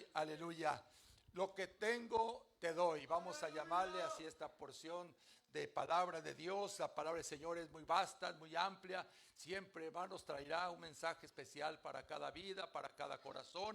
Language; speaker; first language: Spanish; native; Spanish